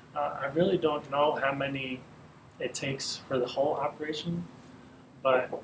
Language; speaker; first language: English; native; English